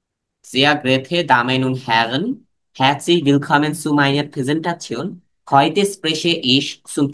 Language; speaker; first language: German; non-native, fluent; Bangla